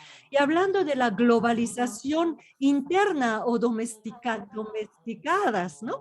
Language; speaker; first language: Spanish; non-native, fluent; Japanese